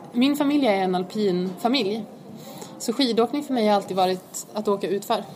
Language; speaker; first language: Swedish; native; Swedish